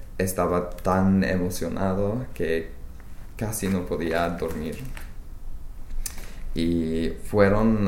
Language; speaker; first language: Spanish; non-native, learner; English